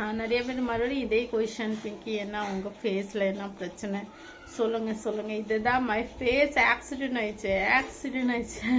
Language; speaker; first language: Tamil; non-native, fluent; Assamese